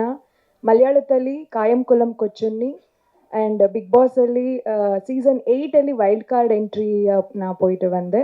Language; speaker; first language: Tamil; non-native, learner; Kannada